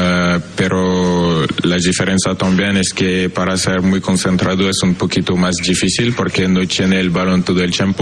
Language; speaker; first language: Spanish; non-native, fluent; French